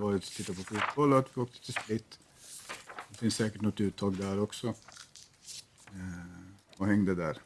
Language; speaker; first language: Swedish; native; Swedish